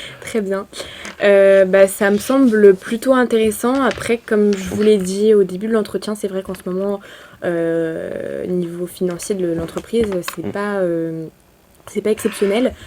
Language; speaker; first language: French; native; French